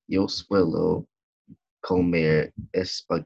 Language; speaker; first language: Spanish; non-native, learner; English